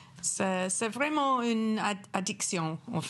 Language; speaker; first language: French; non-native, fluent; English